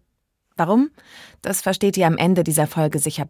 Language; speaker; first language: German; native; German